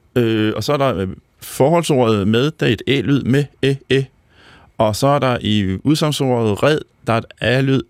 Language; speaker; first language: Danish; native; Danish